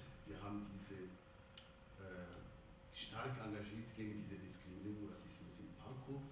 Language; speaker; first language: German; non-native, fluent; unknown